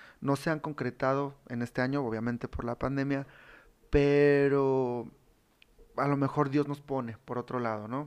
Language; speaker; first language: Spanish; native; Spanish